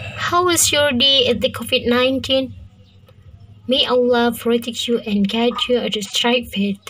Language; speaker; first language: English; non-native, learner; Indonesian